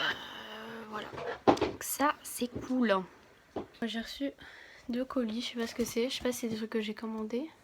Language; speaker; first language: French; native; French